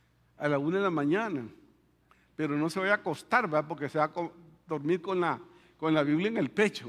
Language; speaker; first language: Spanish; native; Spanish